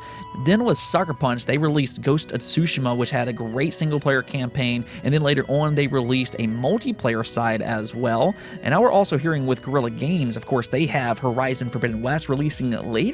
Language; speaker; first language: English; native; English